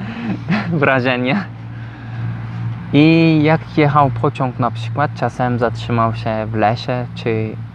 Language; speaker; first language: Polish; non-native, learner; Turkish